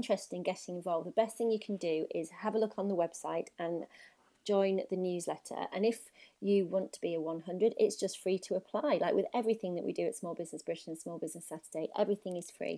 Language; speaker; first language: English; native; English